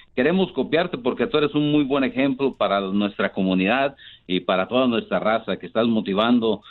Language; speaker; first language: Spanish; native; Spanish